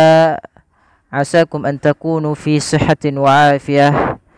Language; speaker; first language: Arabic; non-native, fluent; Indonesian